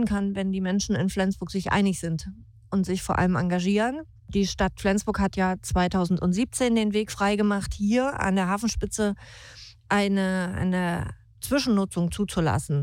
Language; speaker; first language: German; native; German